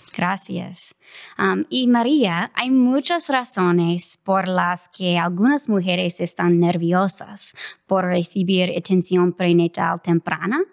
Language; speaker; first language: Spanish; non-native, fluent; English